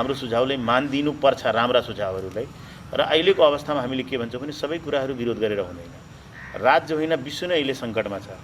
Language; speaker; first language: Nepali; non-native, local second language; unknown